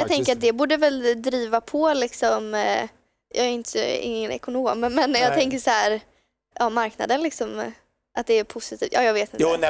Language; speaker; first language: Swedish; native; Swedish